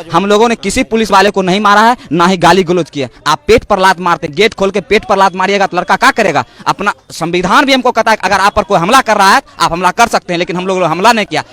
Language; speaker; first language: Hindi; native; Hindi